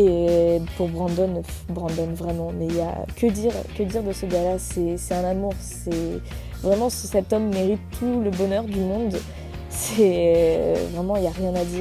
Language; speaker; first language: French; native; French